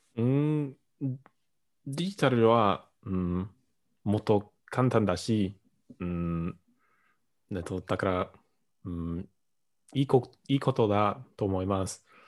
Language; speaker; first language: Japanese; non-native, learner; English